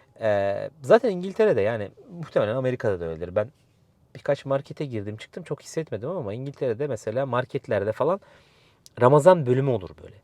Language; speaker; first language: Turkish; native; Turkish